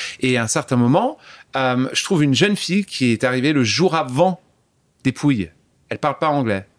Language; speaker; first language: French; early bilingual, other home language; English